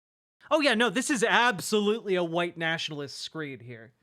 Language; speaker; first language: English; native; English